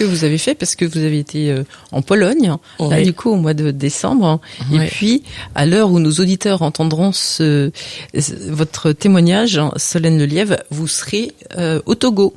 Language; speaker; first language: French; native; French